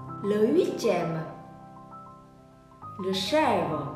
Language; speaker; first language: French; non-native, fluent; Vietnamese